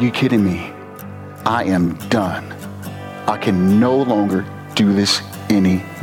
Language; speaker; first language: English; native; English